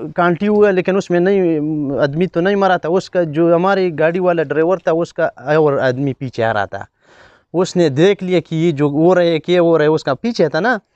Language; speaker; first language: Urdu; non-native, local second language; Pashto